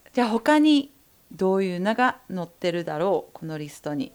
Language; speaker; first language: Japanese; early bilingual, heritage; Japanese